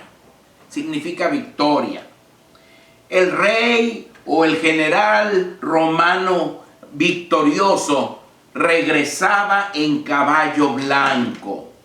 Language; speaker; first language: Spanish; native; Spanish